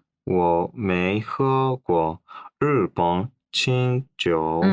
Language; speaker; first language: Chinese; non-native, learner; Korean